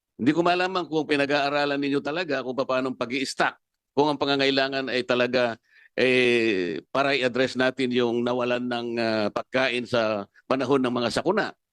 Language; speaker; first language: Filipino; non-native, local second language; Pampanga